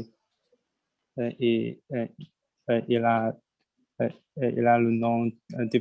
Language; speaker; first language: French; non-native, learner; Chinese